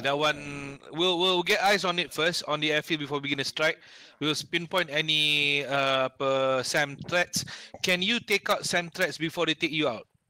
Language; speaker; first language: English; non-native, local second language; Malay